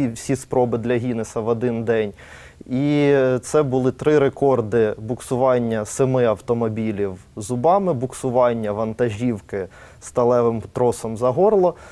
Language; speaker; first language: Ukrainian; native; Ukrainian